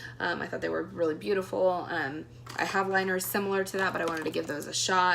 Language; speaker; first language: English; native; English